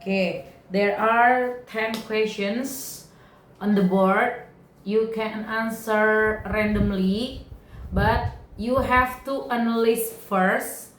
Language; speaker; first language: English; non-native, fluent; Indonesian